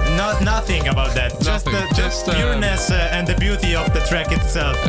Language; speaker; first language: English; non-native, fluent; Italian